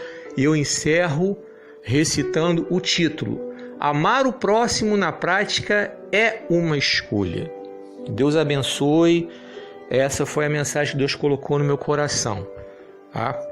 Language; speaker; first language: Portuguese; native; Portuguese